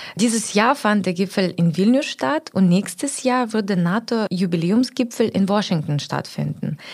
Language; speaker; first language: German; non-native, fluent; Ukrainian